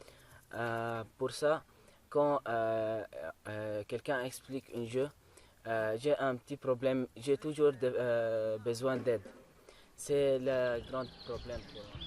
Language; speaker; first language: French; non-native, learner; Arabic